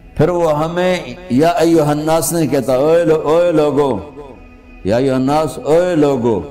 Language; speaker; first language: Urdu; non-native, local second language; Punjabi